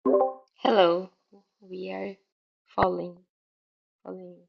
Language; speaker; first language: English; non-native, learner; Portuguese